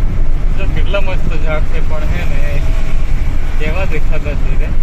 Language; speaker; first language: Gujarati; non-native, local second language; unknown